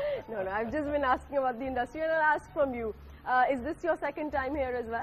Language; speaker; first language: English; non-native, local second language; Urdu